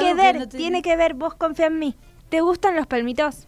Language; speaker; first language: Spanish; native; Spanish